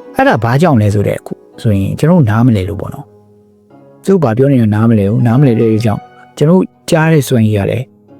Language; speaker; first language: Burmese; native; Burmese